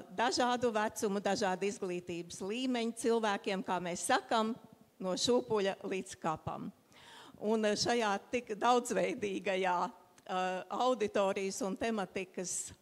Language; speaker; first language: Latvian; native; Latvian